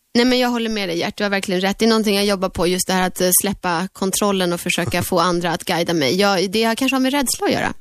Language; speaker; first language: Swedish; native; Swedish